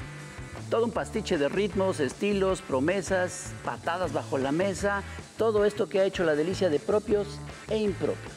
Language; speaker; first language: Spanish; native; Spanish